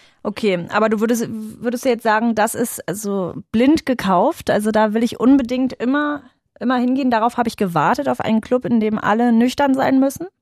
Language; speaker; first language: German; native; German